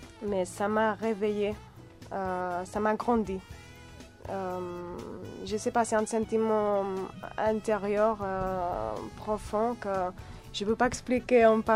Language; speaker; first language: French; non-native, fluent; Catalan